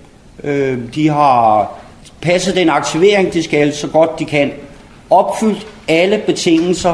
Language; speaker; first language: Danish; native; Danish